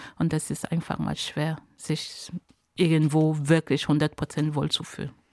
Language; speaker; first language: German; non-native, fluent; Ghomala